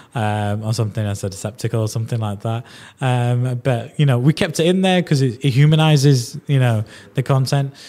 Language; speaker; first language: English; native; English